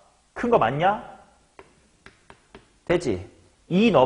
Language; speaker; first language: Korean; native; Korean